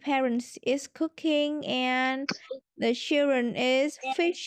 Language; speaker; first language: English; non-native, learner; Vietnamese